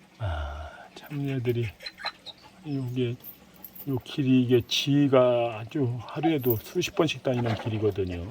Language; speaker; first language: Korean; native; Korean